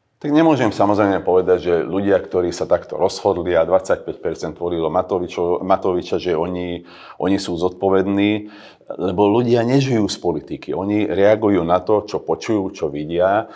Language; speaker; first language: Slovak; non-native, local second language; Hungarian